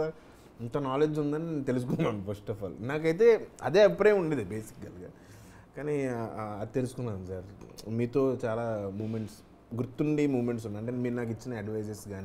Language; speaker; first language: Telugu; native; Telugu